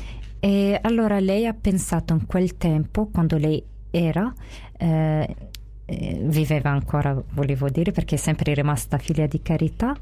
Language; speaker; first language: Italian; non-native, fluent; Arabic